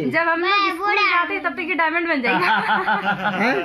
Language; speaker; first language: Hindi; native; Hindi